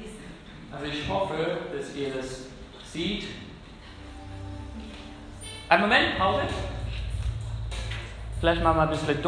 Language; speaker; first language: German; non-native, fluent; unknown